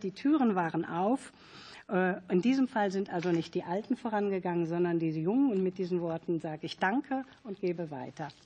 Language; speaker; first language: German; native; German